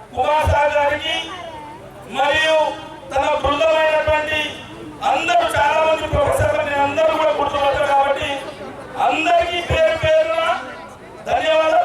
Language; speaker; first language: Telugu; non-native, local second language; Lambadi